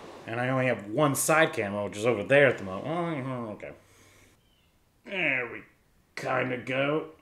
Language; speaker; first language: English; native; English